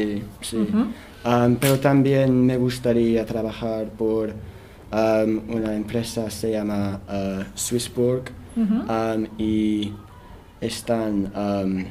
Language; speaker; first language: Spanish; non-native, learner; English